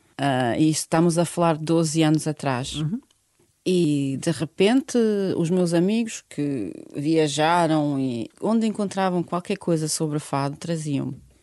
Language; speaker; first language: Portuguese; non-native, fluent; Bosnian